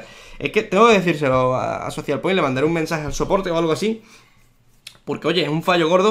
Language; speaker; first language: Spanish; native; Spanish